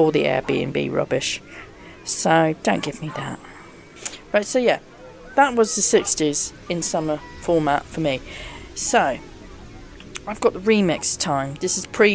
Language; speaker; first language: English; native; English